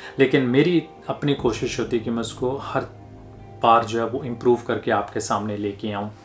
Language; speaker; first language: Urdu; native; Urdu